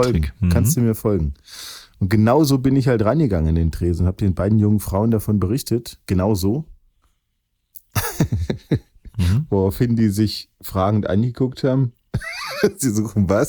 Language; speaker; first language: German; native; German